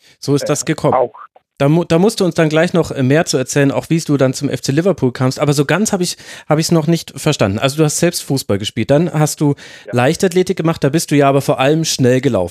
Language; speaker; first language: German; native; German